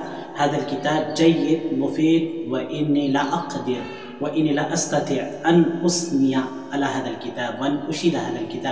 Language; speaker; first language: Arabic; non-native, fluent; Urdu